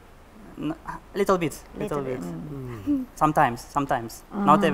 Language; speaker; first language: English; non-native, learner; Russian